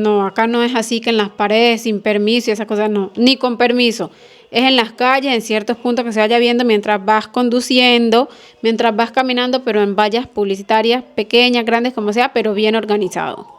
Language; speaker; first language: Spanish; native; Spanish